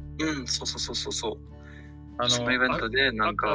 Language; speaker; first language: Japanese; non-native, learner; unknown